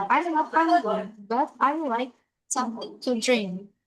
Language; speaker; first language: English; non-native, learner; Indonesian